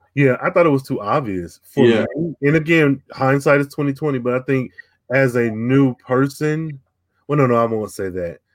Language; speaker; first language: English; native; English